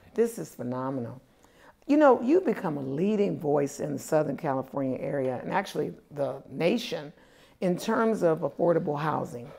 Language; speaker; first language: English; native; English